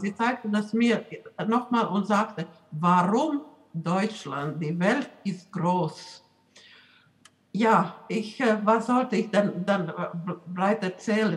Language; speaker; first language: German; non-native, fluent; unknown